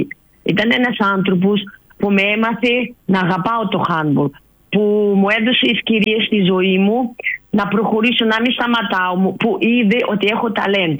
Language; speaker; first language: Greek; non-native, learner; Russian